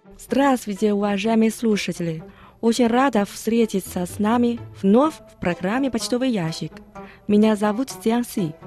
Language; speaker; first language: Russian; non-native, fluent; Chinese